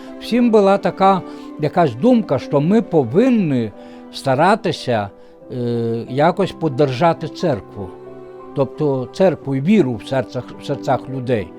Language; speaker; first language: Ukrainian; non-native, fluent; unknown